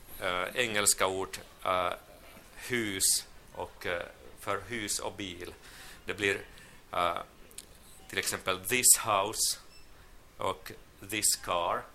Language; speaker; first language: Swedish; non-native, local second language; Finnish